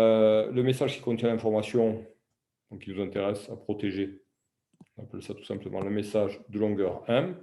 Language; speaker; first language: French; native; French